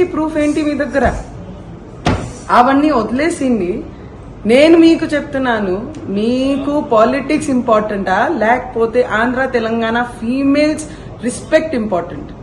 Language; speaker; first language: Telugu; non-native, learner; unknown